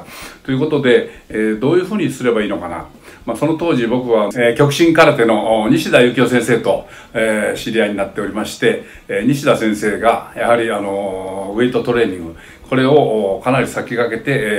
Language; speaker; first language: Japanese; native; Japanese